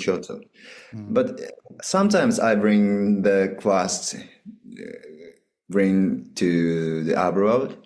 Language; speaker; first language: English; non-native, learner; Japanese